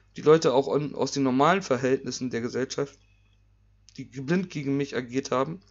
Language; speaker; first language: German; native; German